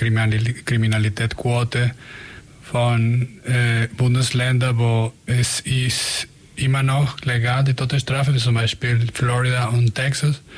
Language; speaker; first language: German; non-native, learner; Spanish